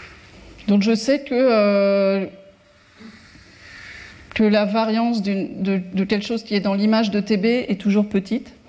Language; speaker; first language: French; native; French